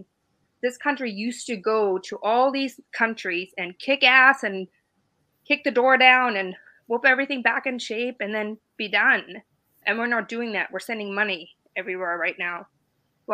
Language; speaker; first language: English; non-native, fluent; German